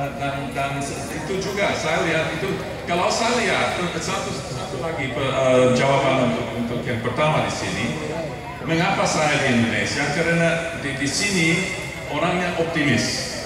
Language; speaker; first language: Indonesian; non-native, fluent; English